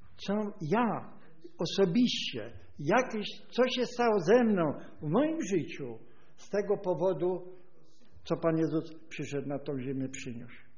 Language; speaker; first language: Polish; native; Polish